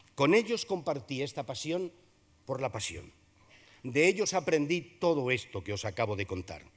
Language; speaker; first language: Spanish; native; Spanish